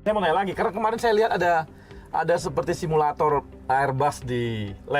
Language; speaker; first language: Indonesian; native; Indonesian